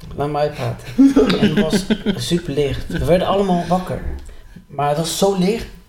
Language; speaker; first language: Dutch; early bilingual, other home language; Spanish